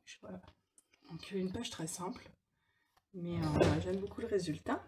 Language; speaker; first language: French; native; French